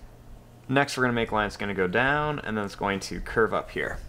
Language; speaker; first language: English; native; English